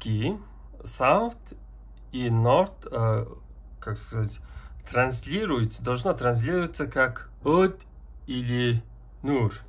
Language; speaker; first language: Russian; non-native, learner; Mongolian